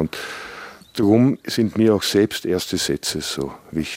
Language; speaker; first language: German; native; German